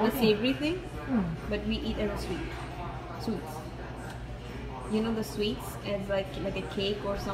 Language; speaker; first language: English; early bilingual, other home language; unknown